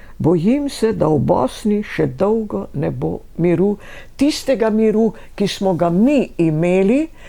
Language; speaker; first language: Slovenian; native; Slovenian